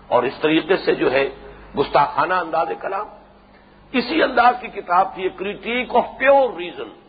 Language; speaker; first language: Urdu; native; Urdu